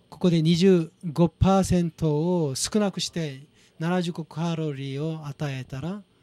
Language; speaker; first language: Japanese; non-native, fluent; Korean